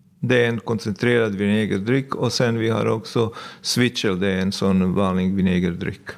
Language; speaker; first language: Swedish; non-native, fluent; Bosnian